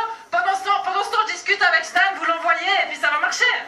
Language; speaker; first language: French; native; French